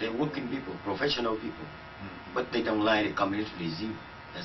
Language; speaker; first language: English; non-native, learner; Vietnamese